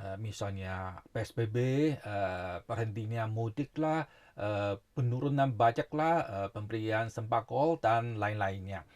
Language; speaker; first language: Indonesian; non-native, fluent; Chinese